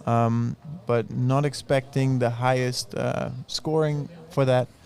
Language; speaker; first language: English; non-native, fluent; Dutch